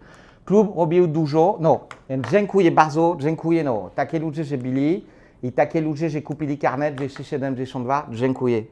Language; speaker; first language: Polish; non-native, learner; French